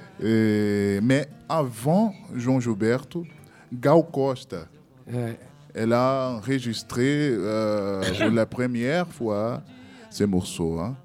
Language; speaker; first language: French; non-native, learner; Portuguese